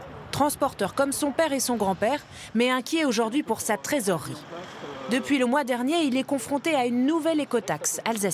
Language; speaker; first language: French; native; French